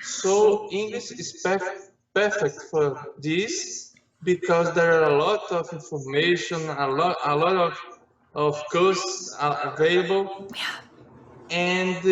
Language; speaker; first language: English; non-native, learner; Portuguese